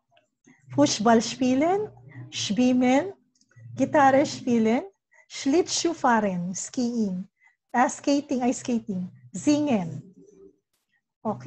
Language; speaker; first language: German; non-native, learner; Filipino